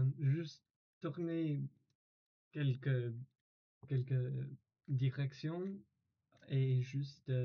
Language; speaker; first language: French; non-native, learner; English